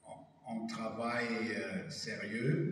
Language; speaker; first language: French; non-native, fluent; German